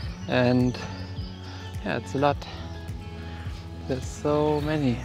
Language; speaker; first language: English; non-native, fluent; German